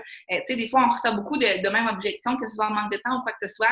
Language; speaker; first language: French; native; French